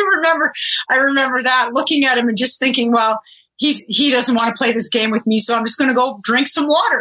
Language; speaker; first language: English; early bilingual, other home language; German